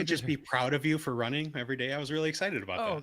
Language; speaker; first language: English; native; English